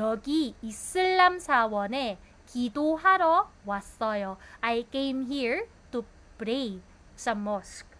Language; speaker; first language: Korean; non-native, fluent; Filipino